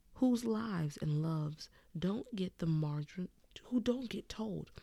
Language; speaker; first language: English; native; English